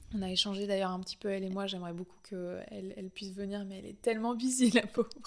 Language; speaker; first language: French; native; French